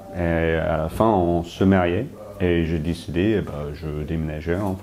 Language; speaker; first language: French; non-native, fluent; English